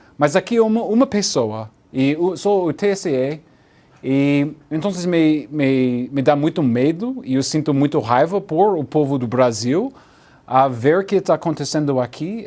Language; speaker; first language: Portuguese; non-native, learner; English